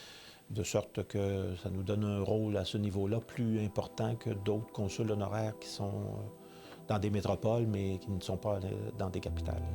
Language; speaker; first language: French; native; French